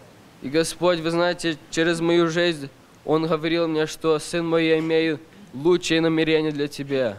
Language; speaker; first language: Russian; early bilingual, heritage; Russian